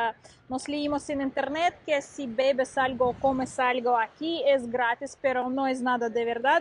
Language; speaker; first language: Spanish; non-native, learner; Russian